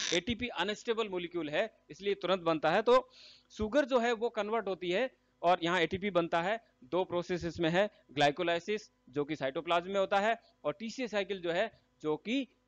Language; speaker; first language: Hindi; native; Hindi